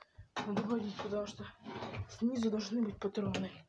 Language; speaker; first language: Russian; native; Russian